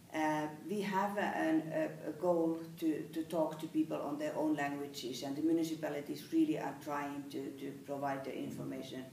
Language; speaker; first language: English; non-native, fluent; Finnish